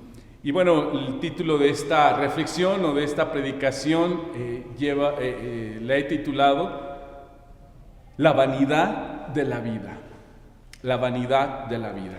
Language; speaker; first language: Spanish; native; Spanish